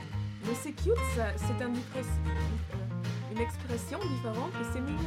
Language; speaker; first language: French; non-native, fluent; German